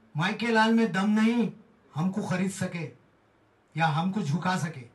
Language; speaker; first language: Hindi; non-native, local second language; Telugu